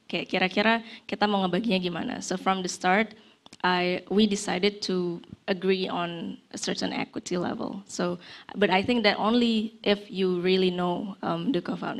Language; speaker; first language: English; non-native, fluent; Indonesian